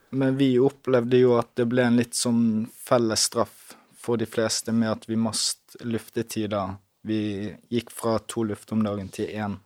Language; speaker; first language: Norwegian; native; Norwegian